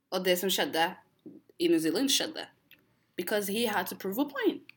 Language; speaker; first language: Norwegian; early bilingual, other home language; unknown